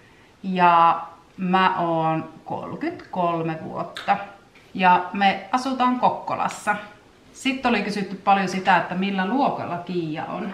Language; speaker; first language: Finnish; native; Finnish